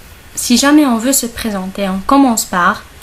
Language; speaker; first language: French; non-native, local second language; Arabic